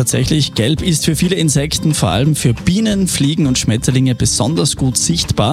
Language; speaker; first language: German; native; German